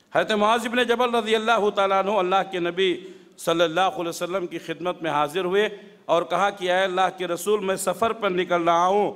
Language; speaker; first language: Urdu; native; Urdu